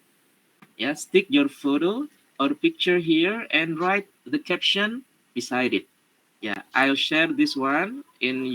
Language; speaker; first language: English; non-native, learner; Indonesian